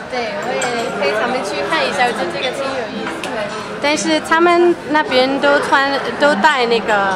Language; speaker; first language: Chinese; non-native, fluent; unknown